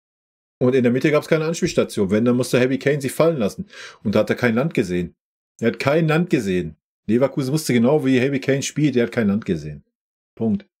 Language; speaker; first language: German; native; German